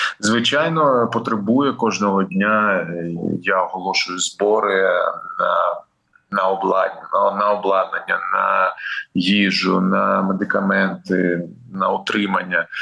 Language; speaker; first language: Ukrainian; non-native, local second language; Russian